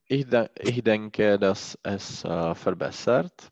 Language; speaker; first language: German; non-native, learner; Czech